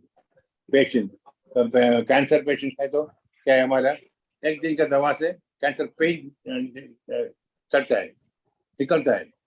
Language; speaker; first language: Hindi; non-native, local second language; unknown